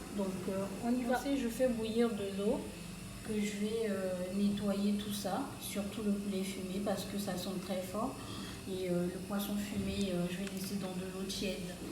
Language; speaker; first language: French; non-native, local second language; Lingala